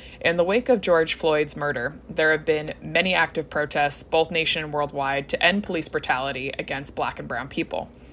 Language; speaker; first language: English; native; English